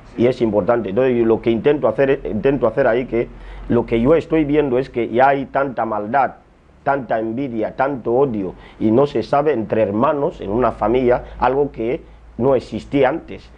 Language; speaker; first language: Spanish; non-native, local second language; Fang